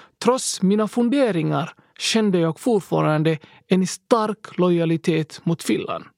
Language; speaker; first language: Swedish; early bilingual, other home language; Somali